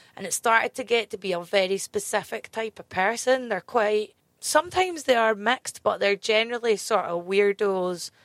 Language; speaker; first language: English; native; English